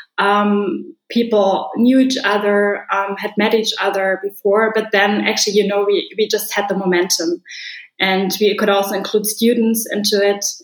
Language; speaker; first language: English; non-native, fluent; German